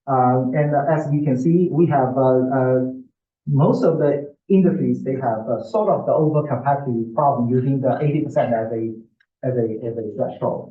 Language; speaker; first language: English; non-native, fluent; Chinese